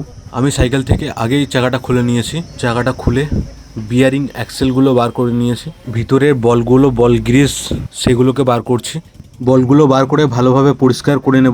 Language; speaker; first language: Bangla; native; Bangla